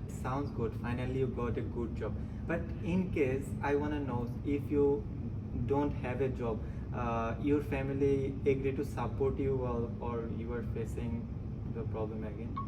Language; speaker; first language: English; non-native, local second language; Bangla